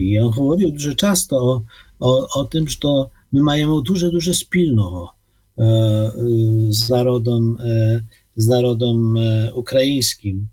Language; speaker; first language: Polish; non-native, learner; Ukrainian